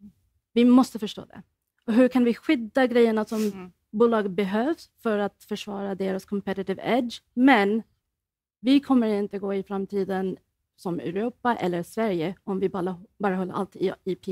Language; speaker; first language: Swedish; non-native, fluent; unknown